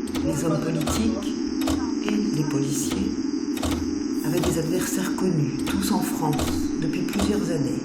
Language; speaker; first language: French; native; French